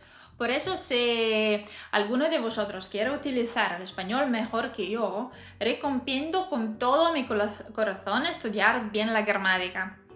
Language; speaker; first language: Spanish; non-native, fluent; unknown